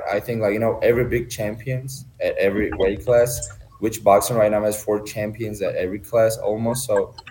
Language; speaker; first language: English; non-native, fluent; Turkish